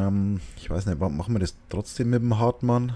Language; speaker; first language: German; native; German